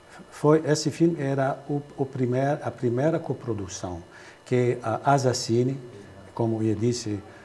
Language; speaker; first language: Portuguese; non-native, fluent; Arabic